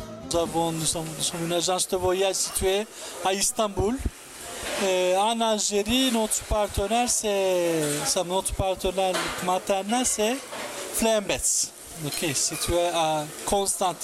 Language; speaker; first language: French; non-native, local second language; Arabic